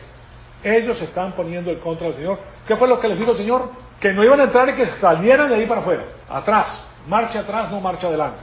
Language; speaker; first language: Spanish; native; Spanish